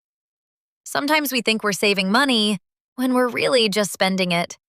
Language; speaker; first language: English; native; English